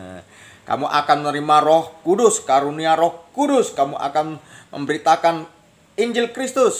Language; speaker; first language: Indonesian; native; Indonesian